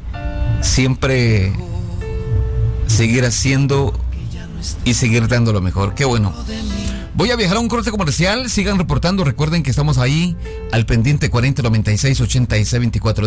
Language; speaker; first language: Spanish; native; Spanish